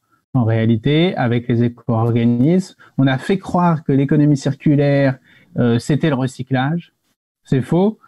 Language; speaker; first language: French; native; French